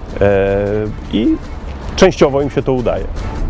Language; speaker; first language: Polish; native; Polish